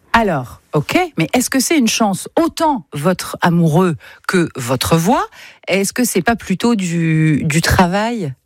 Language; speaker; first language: French; native; French